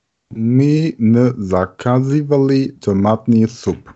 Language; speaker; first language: Russian; non-native, learner; German